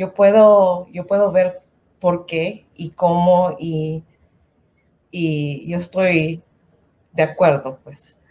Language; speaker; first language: Spanish; non-native, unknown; English